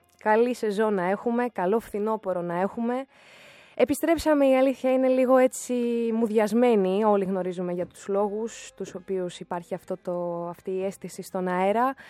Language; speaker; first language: Greek; early bilingual, other home language; Russian